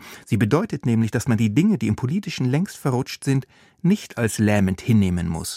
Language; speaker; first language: German; native; German